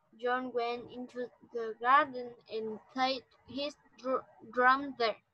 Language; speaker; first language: English; non-native, learner; Vietnamese